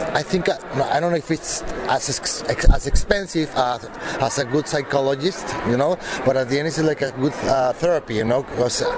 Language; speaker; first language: English; non-native, fluent; Spanish